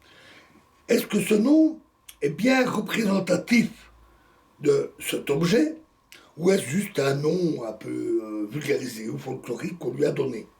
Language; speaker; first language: French; native; French